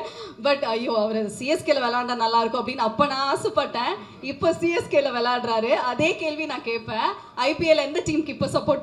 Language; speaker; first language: Tamil; native; Tamil